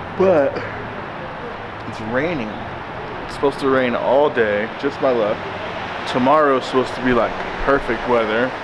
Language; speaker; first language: English; native; English